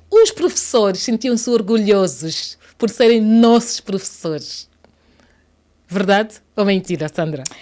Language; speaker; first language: Portuguese; native; Portuguese